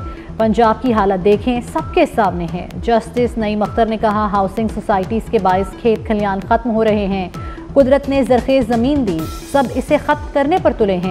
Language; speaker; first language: Urdu; native; Urdu